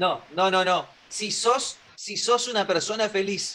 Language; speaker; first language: Spanish; native; Spanish